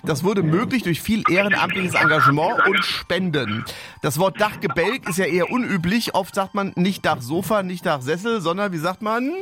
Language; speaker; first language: German; native; German